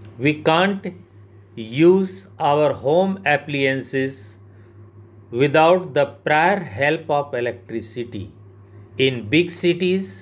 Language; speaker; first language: Hindi; native; Hindi